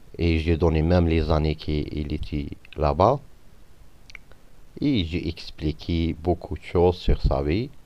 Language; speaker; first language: French; non-native, fluent; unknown